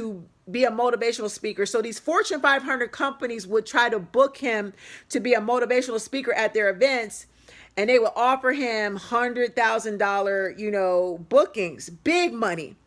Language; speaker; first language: English; native; English